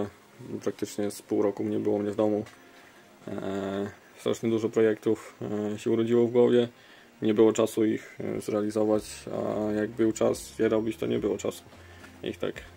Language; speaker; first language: Polish; native; Polish